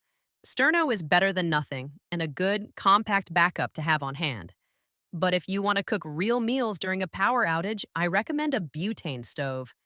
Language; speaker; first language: English; native; English